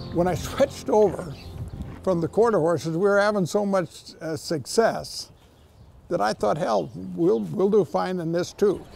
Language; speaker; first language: English; native; English